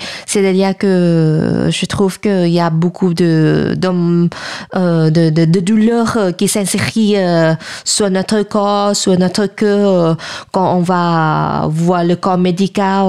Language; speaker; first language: French; non-native, fluent; Thai